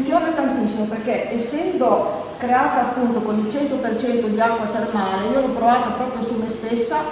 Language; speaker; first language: Italian; native; Italian